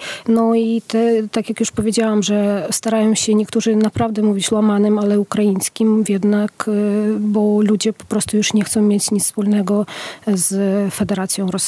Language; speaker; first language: Polish; non-native, fluent; Ukrainian